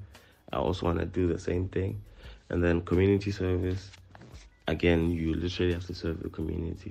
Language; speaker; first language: English; non-native, local second language; Tsonga